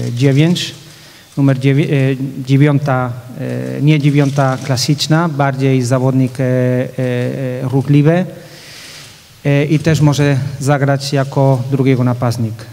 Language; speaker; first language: Polish; non-native, fluent; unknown